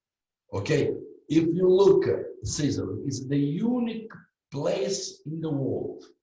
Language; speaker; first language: English; non-native, learner; Italian